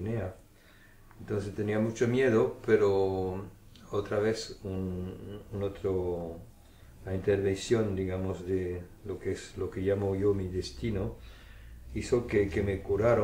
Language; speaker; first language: Spanish; early bilingual, heritage; German